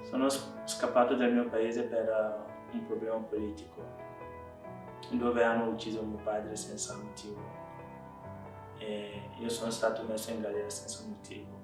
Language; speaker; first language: Italian; non-native, fluent; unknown